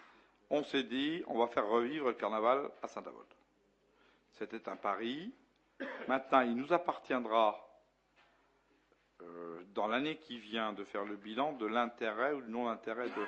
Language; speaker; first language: French; native; French